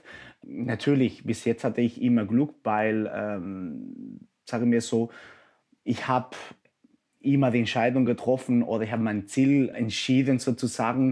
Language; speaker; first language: German; non-native, fluent; Spanish